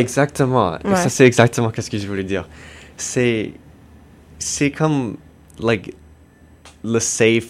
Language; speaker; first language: French; non-native, local second language; English